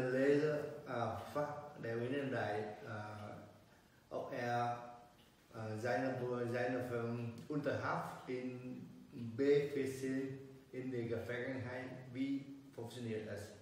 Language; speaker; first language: German; non-native, learner; Vietnamese